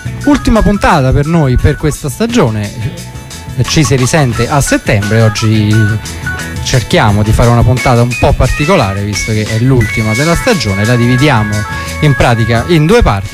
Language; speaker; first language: Italian; native; Italian